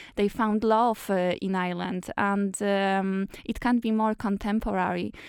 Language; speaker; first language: English; non-native, fluent; Polish